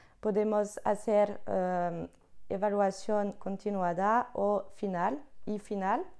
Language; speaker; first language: Spanish; non-native, learner; French